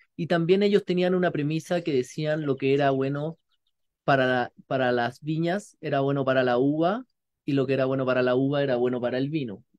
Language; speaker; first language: Spanish; native; Spanish